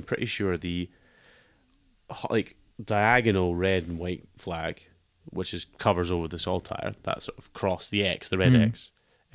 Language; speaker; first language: English; native; English